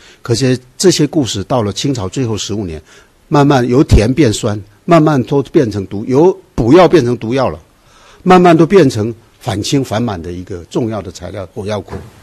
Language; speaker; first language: Chinese; native; Chinese